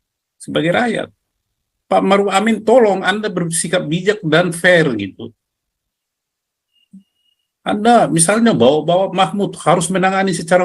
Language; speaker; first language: Indonesian; native; Indonesian